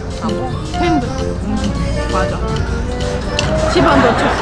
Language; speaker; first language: Korean; non-native, learner; Portuguese